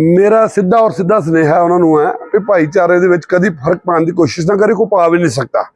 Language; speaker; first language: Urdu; non-native, local second language; Punjabi